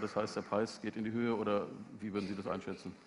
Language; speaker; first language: German; native; German